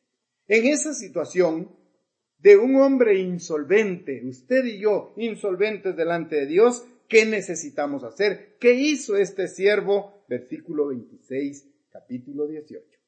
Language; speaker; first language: Spanish; native; Spanish